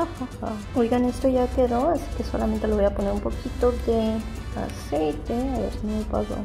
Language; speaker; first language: Spanish; native; Spanish